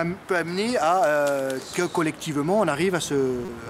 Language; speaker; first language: French; native; French